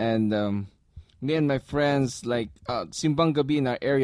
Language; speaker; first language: English; non-native, local second language; Filipino